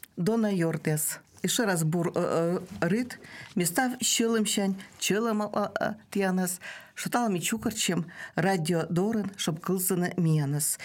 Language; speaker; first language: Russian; non-native, local second language; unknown